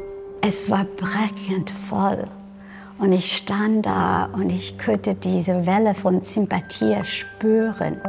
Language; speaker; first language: German; non-native, fluent; English